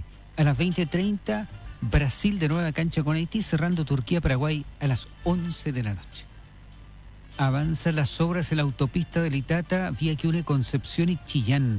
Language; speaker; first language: Spanish; native; Spanish